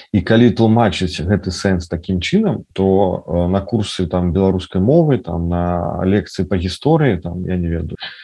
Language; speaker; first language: Belarusian; non-native, local second language; Russian